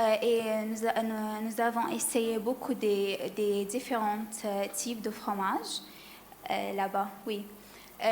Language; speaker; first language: French; non-native, learner; Arabic